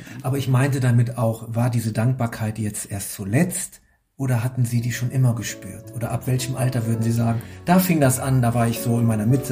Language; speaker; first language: German; native; German